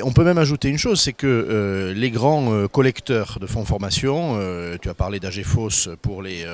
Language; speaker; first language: French; native; French